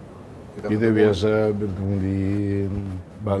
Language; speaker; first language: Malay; non-native, fluent; Tetum